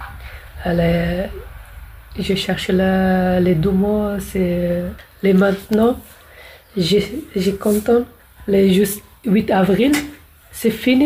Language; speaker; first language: French; non-native, learner; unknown